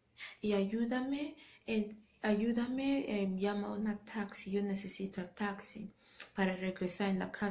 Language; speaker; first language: Spanish; non-native, learner; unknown